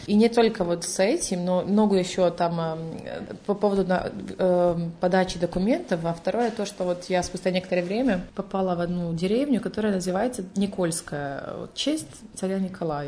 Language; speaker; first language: Russian; non-native, fluent; Serbian